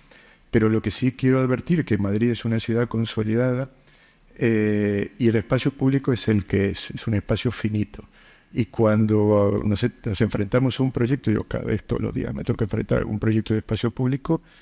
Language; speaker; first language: Spanish; native; Spanish